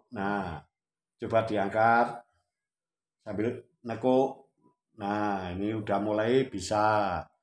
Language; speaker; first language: Indonesian; non-native, local second language; Javanese